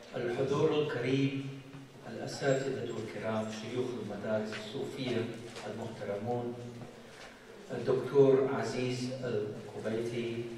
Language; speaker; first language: Arabic; non-native, fluent; English